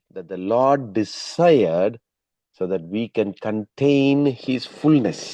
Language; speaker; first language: English; non-native, local second language; Tamil